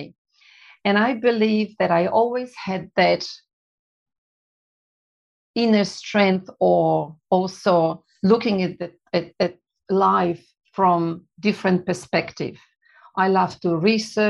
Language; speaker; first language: English; non-native, fluent; Polish